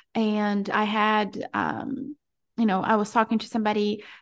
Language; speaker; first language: English; non-native, fluent; Portuguese